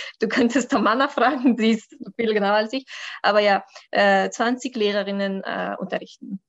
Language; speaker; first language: German; non-native, learner; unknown